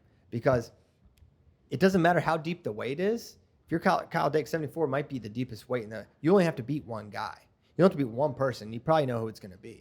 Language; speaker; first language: English; native; English